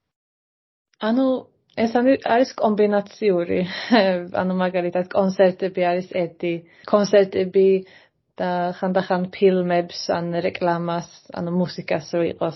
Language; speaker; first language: Georgian; non-native, fluent; Swedish